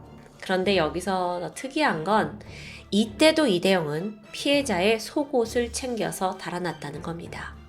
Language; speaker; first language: Korean; native; Korean